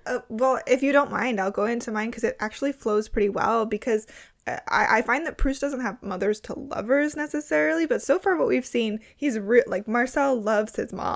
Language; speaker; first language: English; native; English